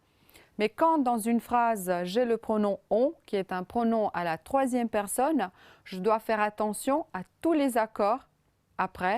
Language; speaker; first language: French; non-native, fluent; Romanian